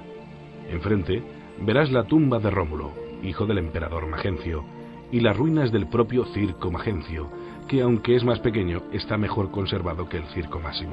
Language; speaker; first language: Spanish; native; Spanish